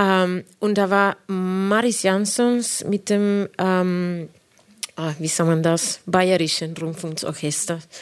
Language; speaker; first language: German; non-native, fluent; Spanish